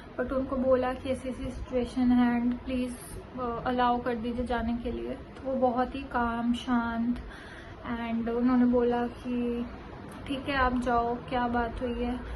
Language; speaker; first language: Hindi; native; Hindi